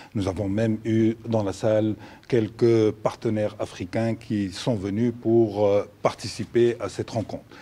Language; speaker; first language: French; non-native, local second language; Arabic